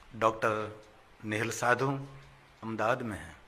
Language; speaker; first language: Hindi; non-native, local second language; Gujarati